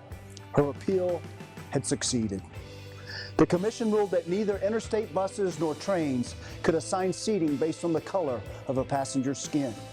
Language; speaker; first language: English; native; English